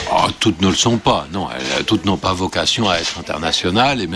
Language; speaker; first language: French; native; French